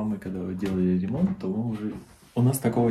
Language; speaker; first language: Russian; native; Russian